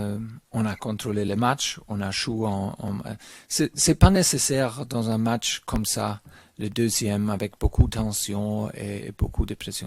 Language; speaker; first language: French; non-native, learner; German